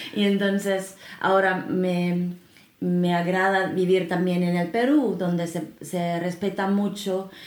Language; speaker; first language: Spanish; non-native, fluent; Finnish